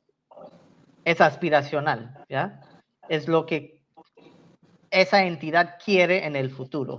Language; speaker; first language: Spanish; non-native, fluent; Tamil